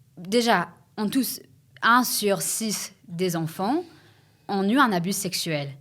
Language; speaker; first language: French; early bilingual, heritage; English